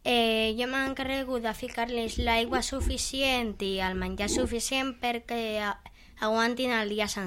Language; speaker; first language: Catalan; non-native, local second language; Spanish